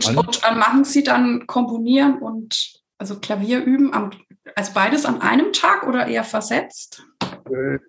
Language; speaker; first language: German; native; German